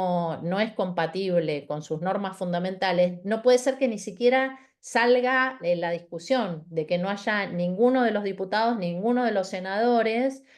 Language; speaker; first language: Spanish; native; Spanish